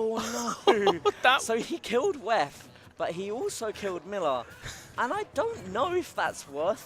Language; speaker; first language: English; native; English